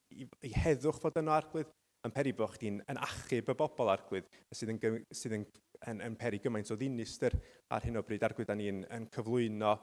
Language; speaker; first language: Welsh; native; Welsh